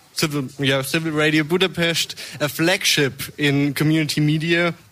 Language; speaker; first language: English; non-native, fluent; German